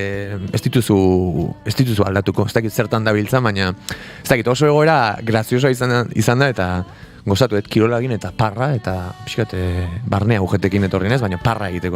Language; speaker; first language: Basque; native; Basque